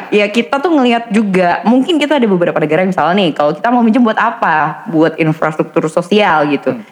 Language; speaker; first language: Indonesian; native; Indonesian